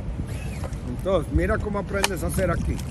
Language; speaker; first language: Spanish; non-native, fluent; English